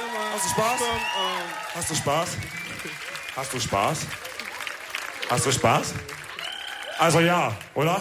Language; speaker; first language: German; early bilingual, other home language; Wolof